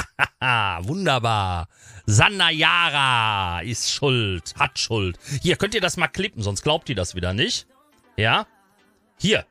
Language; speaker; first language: German; native; German